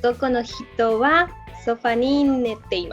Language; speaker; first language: Japanese; non-native, learner; Spanish